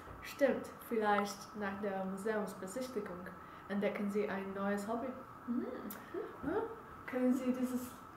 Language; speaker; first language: German; non-native, learner; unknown